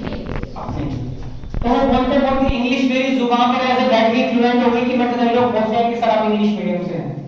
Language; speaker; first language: Hindi; native; Hindi